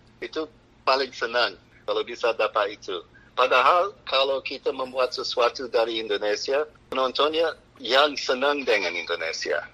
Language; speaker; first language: Indonesian; non-native, fluent; English